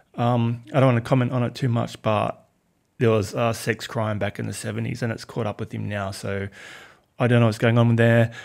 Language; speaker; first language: English; native; English